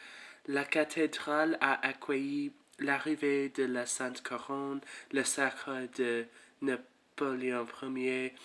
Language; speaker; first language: French; non-native, learner; English